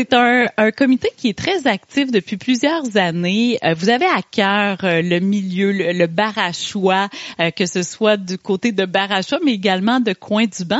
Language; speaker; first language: French; native; French